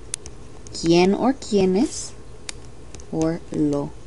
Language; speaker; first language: Spanish; non-native, fluent; English